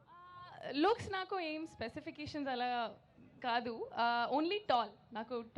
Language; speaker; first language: Telugu; non-native, local second language; Hindi